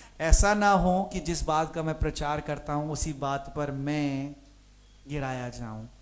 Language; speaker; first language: Hindi; non-native, local second language; Punjabi